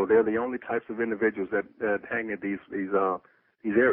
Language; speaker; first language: English; native; English